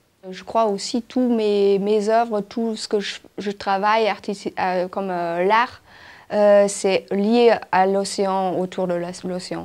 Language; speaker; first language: French; non-native, fluent; German